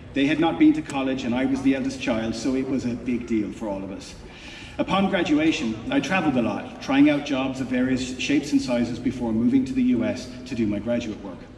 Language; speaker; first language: English; native; English